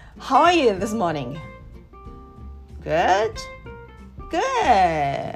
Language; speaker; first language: English; non-native, learner; Japanese